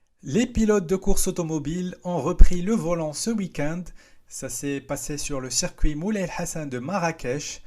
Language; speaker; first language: French; non-native, local second language; Arabic